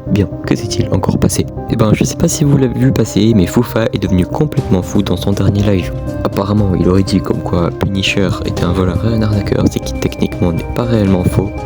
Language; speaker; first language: French; native; French